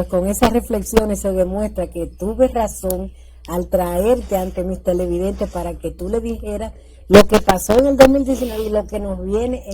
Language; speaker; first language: Spanish; native; Spanish